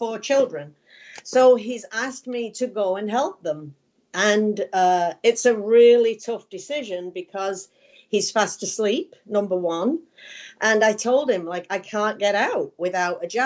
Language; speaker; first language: English; native; English